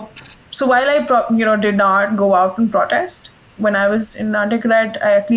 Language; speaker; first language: English; non-native, local second language; Hindi